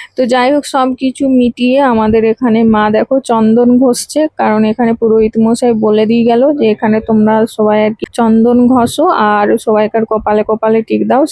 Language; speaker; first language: Bangla; native; Bangla